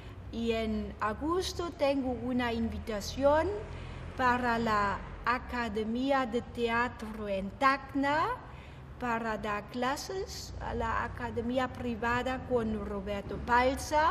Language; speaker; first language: Spanish; non-native, fluent; German